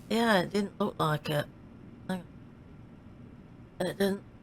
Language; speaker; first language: English; native; English